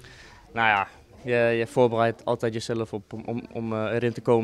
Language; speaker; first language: Dutch; non-native, fluent; Danish